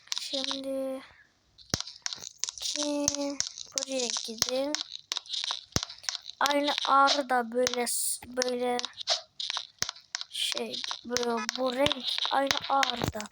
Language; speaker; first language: Turkish; early bilingual, heritage; Turkish